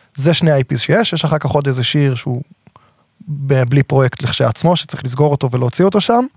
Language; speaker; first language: Hebrew; native; Hebrew